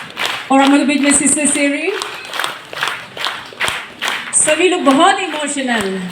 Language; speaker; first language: Hindi; non-native, local second language; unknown